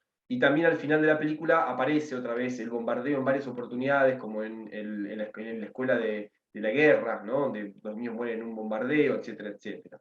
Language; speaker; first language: Spanish; native; Spanish